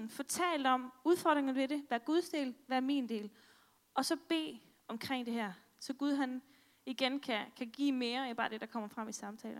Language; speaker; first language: Danish; native; Danish